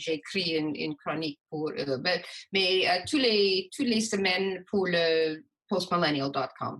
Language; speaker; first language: French; non-native, local second language; English